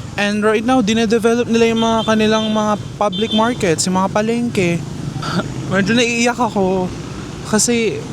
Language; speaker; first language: Filipino; native; Filipino